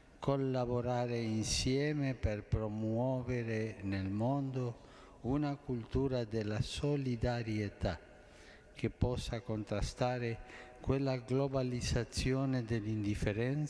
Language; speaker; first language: Italian; non-native, fluent; Spanish